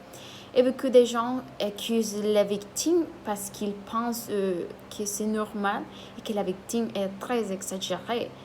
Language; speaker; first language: French; non-native, learner; Spanish